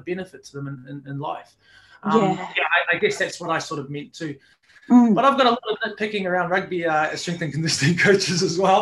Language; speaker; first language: English; native; English